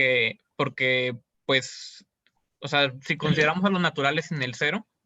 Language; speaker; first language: Spanish; native; Spanish